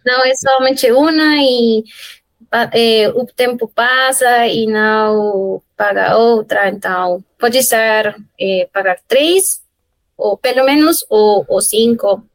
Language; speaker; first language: Portuguese; non-native, fluent; Spanish